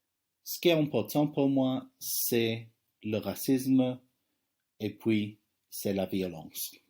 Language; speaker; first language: French; non-native, fluent; English